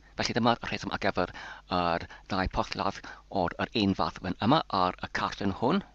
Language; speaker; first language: Welsh; non-native, local second language; English